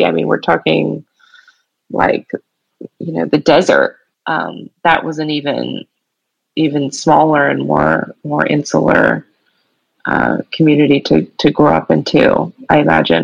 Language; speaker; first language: English; native; English